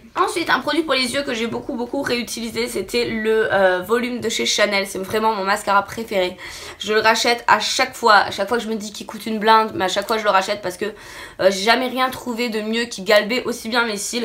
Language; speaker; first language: French; native; French